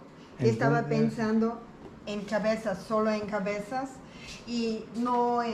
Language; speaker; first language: Spanish; non-native, learner; German